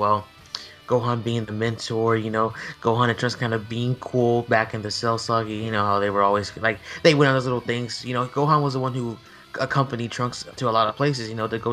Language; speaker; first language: English; native; English